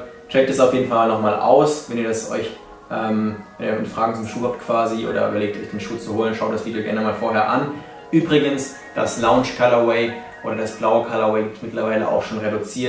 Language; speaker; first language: German; native; German